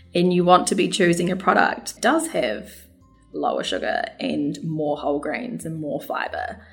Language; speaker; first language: English; native; English